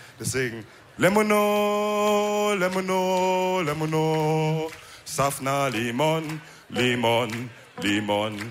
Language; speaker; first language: German; early bilingual, other home language; Wolof